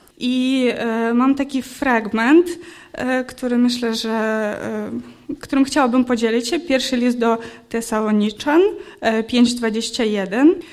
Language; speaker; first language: Polish; non-native, fluent; Ukrainian